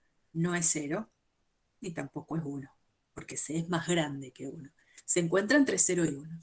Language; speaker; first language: Spanish; native; Spanish